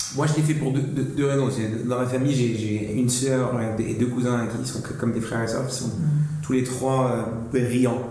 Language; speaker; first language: French; native; French